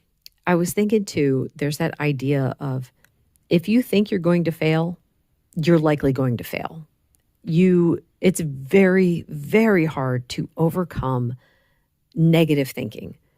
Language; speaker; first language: English; native; English